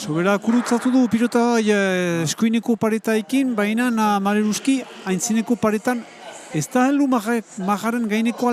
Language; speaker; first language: Basque; native; Basque